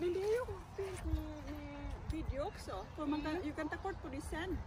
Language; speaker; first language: Swedish; native; Swedish